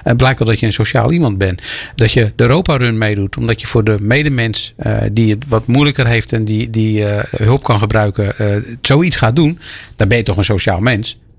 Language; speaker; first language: Dutch; native; Dutch